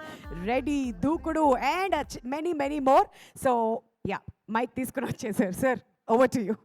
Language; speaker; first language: Telugu; native; Telugu